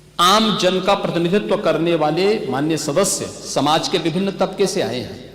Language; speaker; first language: Hindi; native; Hindi